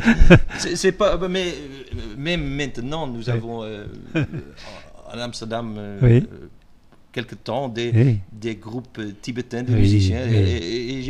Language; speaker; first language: French; non-native, learner; Dutch